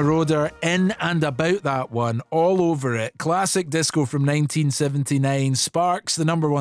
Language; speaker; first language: English; native; English